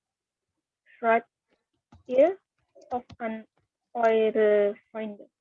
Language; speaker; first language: German; non-native, learner; Indonesian